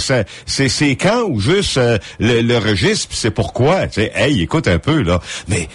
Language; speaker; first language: French; native; French